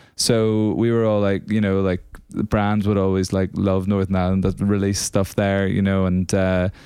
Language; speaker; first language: English; native; English